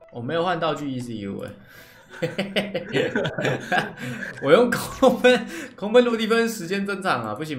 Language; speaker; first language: Chinese; native; Chinese